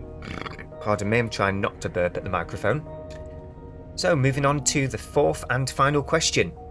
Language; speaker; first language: English; native; English